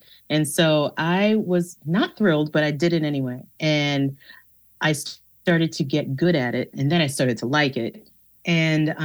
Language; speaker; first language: English; native; English